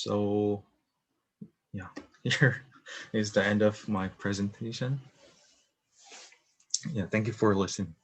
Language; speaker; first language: English; non-native, learner; Korean